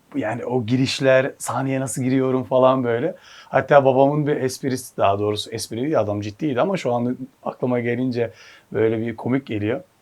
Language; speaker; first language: Turkish; early bilingual, heritage; Turkish